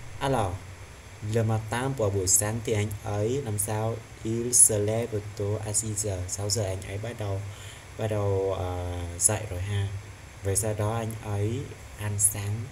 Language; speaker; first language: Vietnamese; non-native, local second language; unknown